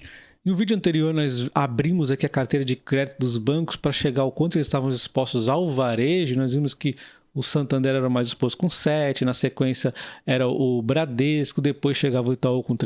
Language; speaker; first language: Portuguese; native; Portuguese